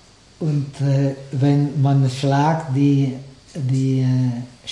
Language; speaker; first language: German; non-native, fluent; Czech